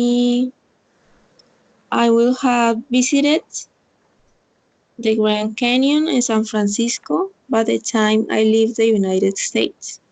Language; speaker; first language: English; non-native, learner; Spanish